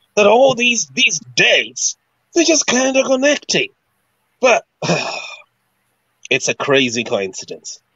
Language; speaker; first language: English; non-native, local second language; Shona